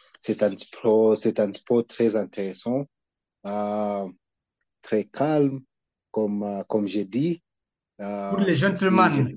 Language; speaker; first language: French; non-native, learner; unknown